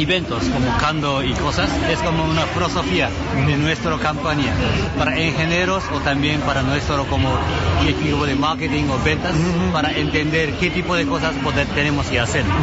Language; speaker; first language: Spanish; non-native, learner; Japanese